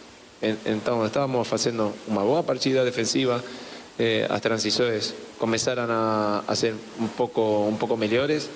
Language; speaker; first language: Portuguese; non-native, learner; Spanish